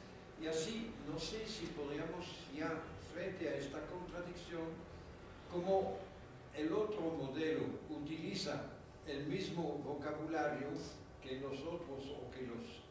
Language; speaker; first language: Spanish; non-native, fluent; French